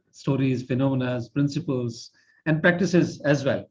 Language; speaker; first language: English; non-native, local second language; Hindi